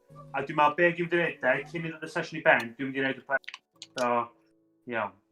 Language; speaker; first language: Welsh; native; Welsh